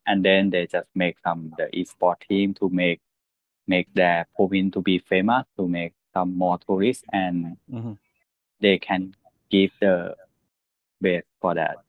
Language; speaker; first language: English; non-native, learner; Thai